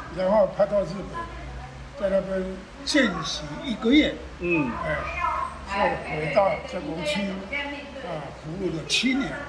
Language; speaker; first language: Chinese; native; Chinese